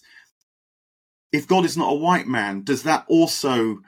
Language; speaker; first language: English; native; English